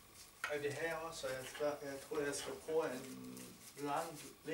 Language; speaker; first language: Danish; non-native, learner; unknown